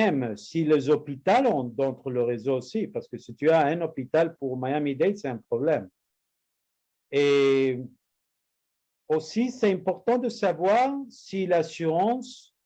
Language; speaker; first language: French; non-native, learner; Spanish